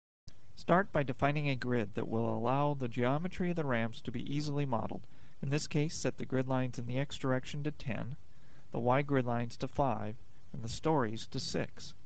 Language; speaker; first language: English; native; English